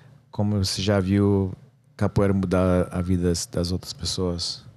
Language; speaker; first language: Portuguese; non-native, learner; English